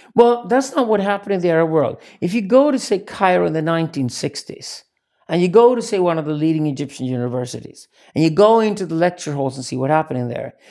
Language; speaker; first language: English; non-native, fluent; Swedish